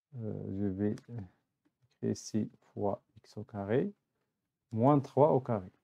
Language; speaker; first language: French; non-native, local second language; Arabic